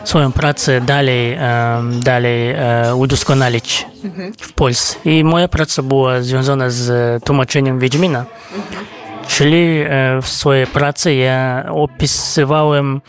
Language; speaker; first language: Polish; non-native, fluent; Kazakh